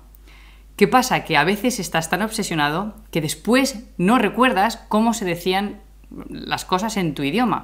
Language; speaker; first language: Spanish; native; Spanish